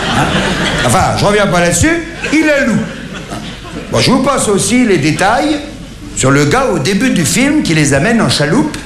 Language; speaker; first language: French; native; French